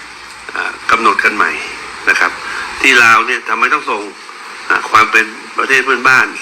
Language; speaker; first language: Thai; native; Thai